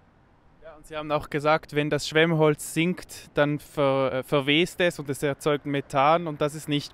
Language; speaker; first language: German; native; German